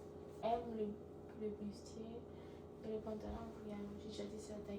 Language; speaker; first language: French; non-native, learner; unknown